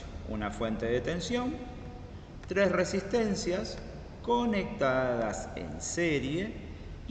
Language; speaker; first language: Spanish; native; Spanish